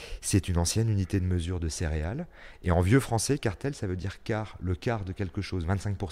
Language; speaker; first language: French; native; French